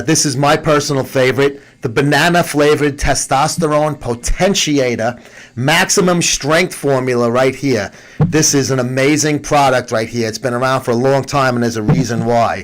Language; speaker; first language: English; native; English